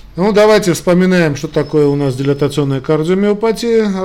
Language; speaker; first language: Russian; non-native, local second language; Armenian